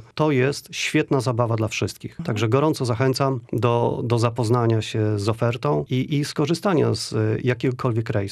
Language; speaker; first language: Polish; native; Polish